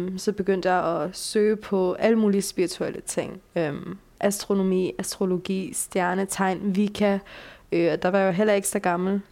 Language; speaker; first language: Danish; early bilingual, other home language; Bulgarian